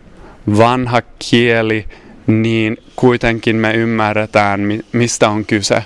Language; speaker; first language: Finnish; non-native, local second language; Swedish